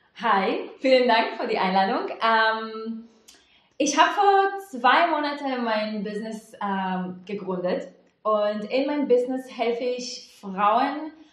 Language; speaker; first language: German; non-native, fluent; Hebrew